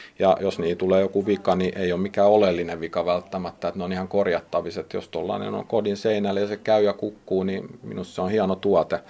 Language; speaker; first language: Finnish; native; Finnish